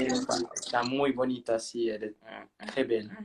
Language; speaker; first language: French; non-native, fluent; Spanish